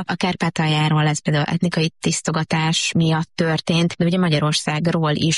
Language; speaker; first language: Hungarian; native; Hungarian